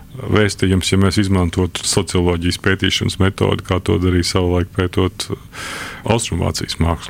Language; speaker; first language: Latvian; native; Latvian